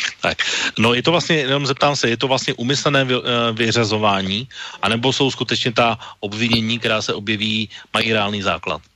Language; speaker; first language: Czech; native; Czech